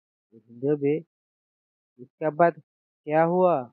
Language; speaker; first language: Hindi; non-native, learner; Bangla